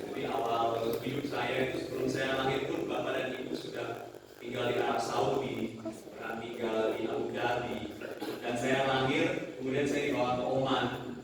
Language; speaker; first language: Indonesian; early bilingual, heritage; English